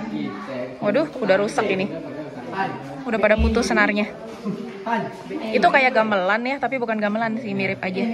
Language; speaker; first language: Indonesian; native; Indonesian